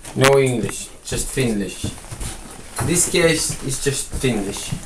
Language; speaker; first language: English; non-native, learner; Finnish